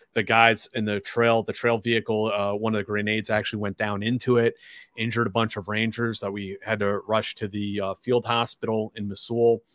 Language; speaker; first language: English; native; English